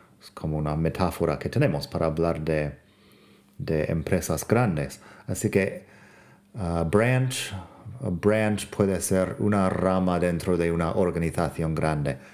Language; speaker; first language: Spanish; non-native, fluent; English